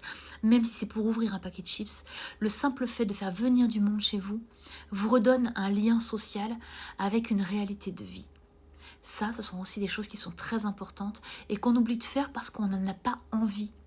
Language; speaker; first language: French; native; French